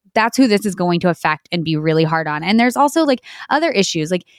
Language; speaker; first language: English; native; English